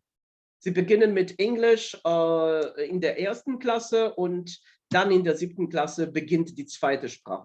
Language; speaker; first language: German; non-native, fluent; Polish